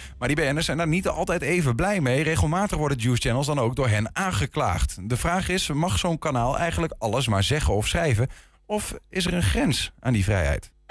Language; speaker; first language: Dutch; native; Dutch